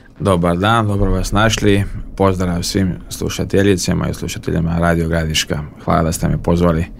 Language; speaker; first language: Serbian; early bilingual, heritage; Bosnian